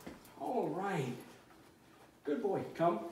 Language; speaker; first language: English; native; English